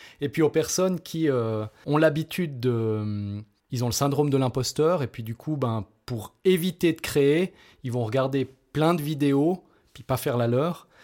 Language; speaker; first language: French; native; French